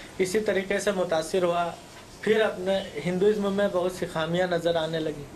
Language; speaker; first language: Urdu; native; Urdu